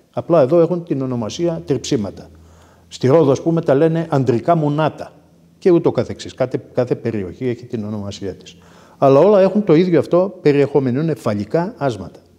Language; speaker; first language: Greek; native; Greek